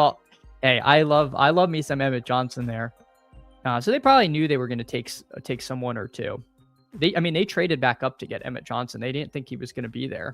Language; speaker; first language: English; native; English